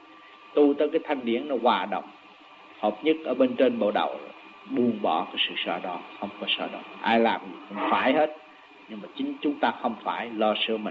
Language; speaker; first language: Vietnamese; native; Vietnamese